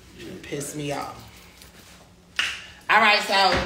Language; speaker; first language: English; native; English